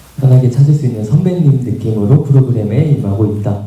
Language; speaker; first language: Korean; native; Korean